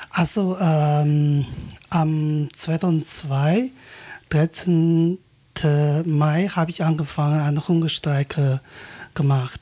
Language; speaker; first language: German; non-native, learner; Chinese